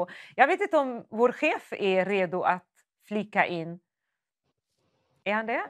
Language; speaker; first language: Swedish; native; Swedish